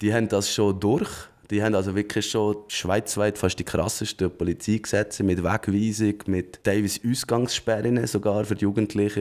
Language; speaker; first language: German; native; German